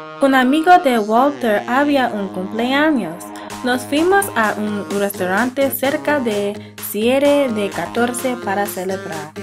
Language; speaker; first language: Spanish; non-native, learner; English